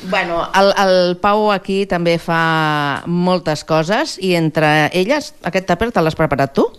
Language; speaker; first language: Catalan; native; Catalan